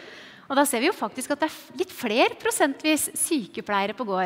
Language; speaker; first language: Norwegian; native; Norwegian